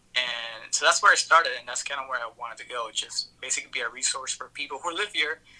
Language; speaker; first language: English; early bilingual, other home language; Spanish